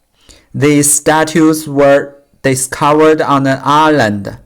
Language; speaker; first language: English; non-native, learner; Chinese